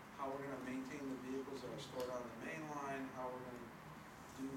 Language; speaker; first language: English; native; English